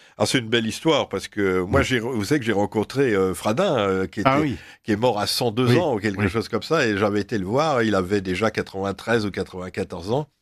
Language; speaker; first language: French; native; French